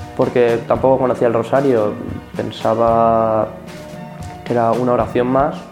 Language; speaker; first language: Spanish; native; Spanish